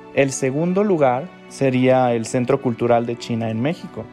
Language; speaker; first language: Spanish; non-native, fluent; Chinese